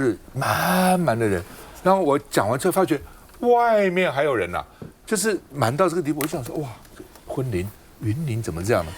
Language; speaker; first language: Chinese; native; Chinese